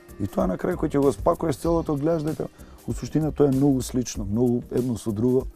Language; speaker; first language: Macedonian; non-native, local second language; Albanian